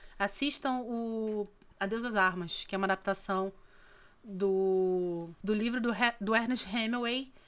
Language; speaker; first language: Portuguese; native; Portuguese